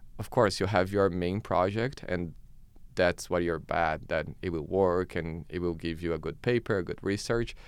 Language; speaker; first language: English; non-native, fluent; Portuguese